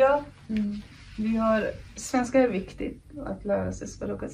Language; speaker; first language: Swedish; non-native, fluent; Kurdish